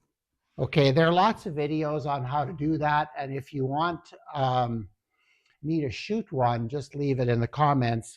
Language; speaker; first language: English; native; English